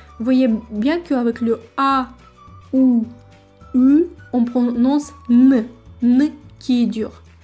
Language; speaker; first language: French; non-native, fluent; Russian